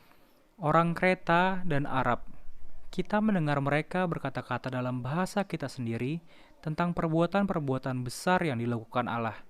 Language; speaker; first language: Indonesian; native; Indonesian